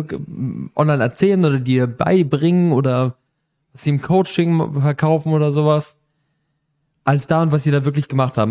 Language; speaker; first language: German; native; German